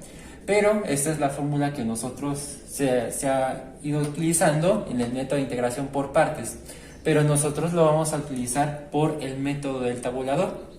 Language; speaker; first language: Spanish; native; Spanish